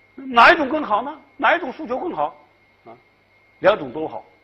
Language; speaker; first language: Chinese; native; Chinese